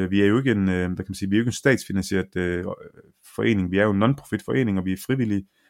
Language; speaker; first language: Danish; early bilingual, other home language; Arabic